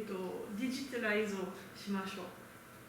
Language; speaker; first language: Japanese; non-native, learner; French